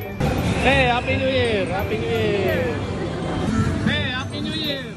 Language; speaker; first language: English; non-native, local second language; Filipino